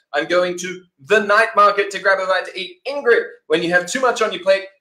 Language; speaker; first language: English; native; English